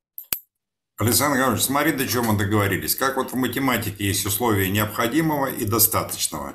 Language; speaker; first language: Russian; native; Russian